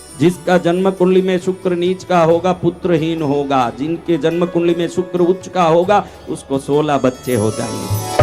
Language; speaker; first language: Hindi; non-native, local second language; Marwari